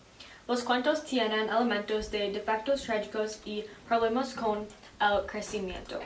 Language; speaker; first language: Spanish; non-native, learner; English